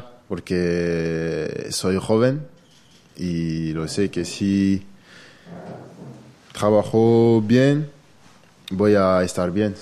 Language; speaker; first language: Spanish; non-native, learner; French